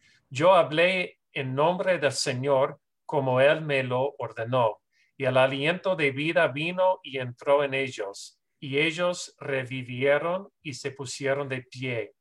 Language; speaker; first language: Spanish; non-native, fluent; English